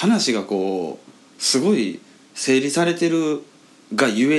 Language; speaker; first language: Japanese; native; Japanese